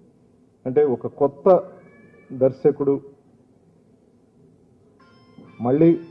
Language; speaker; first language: Telugu; native; Telugu